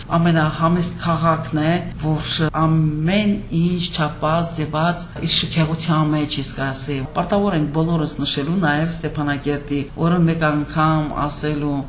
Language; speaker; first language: Armenian; native; Armenian